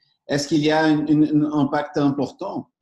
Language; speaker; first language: French; non-native, fluent; Portuguese